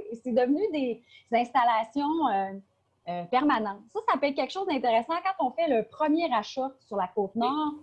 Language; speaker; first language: French; native; French